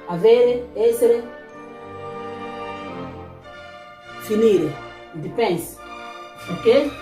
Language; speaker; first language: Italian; non-native, learner; Nigerian Pidgin